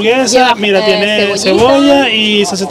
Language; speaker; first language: Spanish; native; Spanish